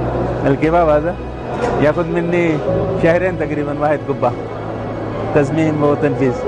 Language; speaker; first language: Arabic; non-native, fluent; Urdu